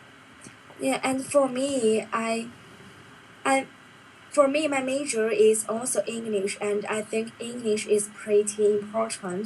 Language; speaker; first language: English; non-native, learner; Chinese